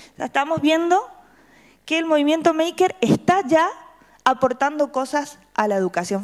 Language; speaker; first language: Spanish; native; Spanish